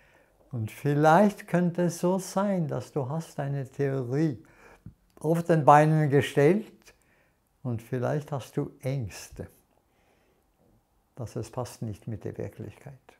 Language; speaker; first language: German; non-native, fluent; Norwegian